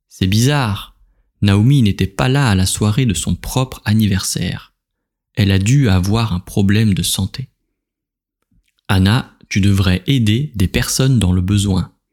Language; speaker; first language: French; native; French